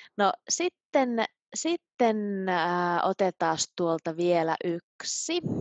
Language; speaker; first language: Finnish; native; Finnish